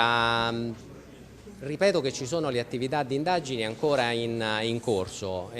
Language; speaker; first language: Italian; native; Italian